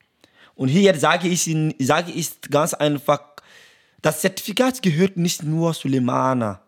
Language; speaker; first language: German; non-native, learner; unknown